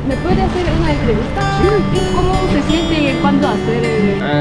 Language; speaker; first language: Spanish; non-native, learner; Korean